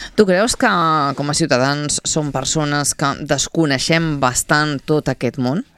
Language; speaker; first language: Catalan; native; Catalan